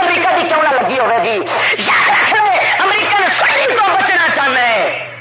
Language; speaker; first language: Urdu; non-native, local second language; Punjabi